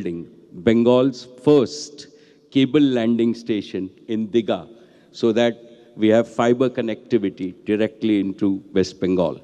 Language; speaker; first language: English; non-native, local second language; Gujarati